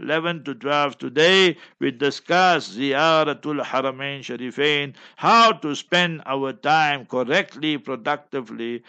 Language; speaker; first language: English; native; English